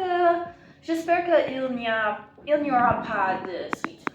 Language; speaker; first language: French; non-native, learner; English